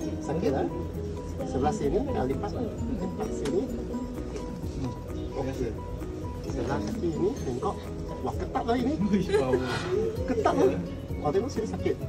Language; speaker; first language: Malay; non-native, local second language; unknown